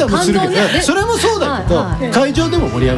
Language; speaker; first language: Japanese; native; Japanese